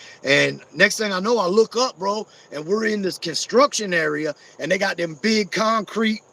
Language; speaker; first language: English; native; English